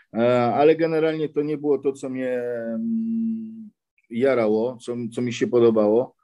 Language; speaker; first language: Polish; early bilingual, heritage; Polish